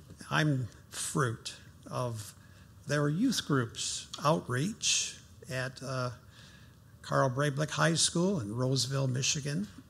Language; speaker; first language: English; native; English